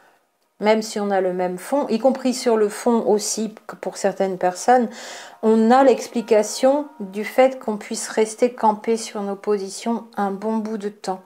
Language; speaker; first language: French; native; French